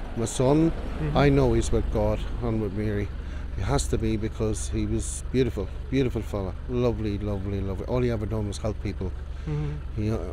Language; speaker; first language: English; native; English